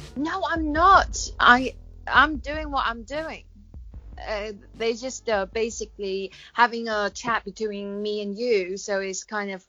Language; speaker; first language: English; non-native, fluent; Chinese